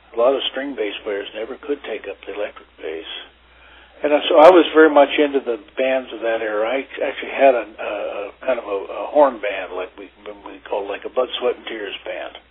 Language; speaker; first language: English; native; English